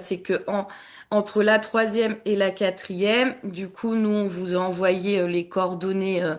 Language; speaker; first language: French; native; French